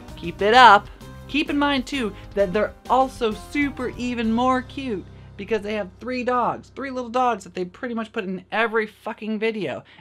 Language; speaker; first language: English; native; English